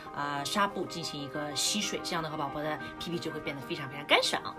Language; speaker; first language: Chinese; native; Chinese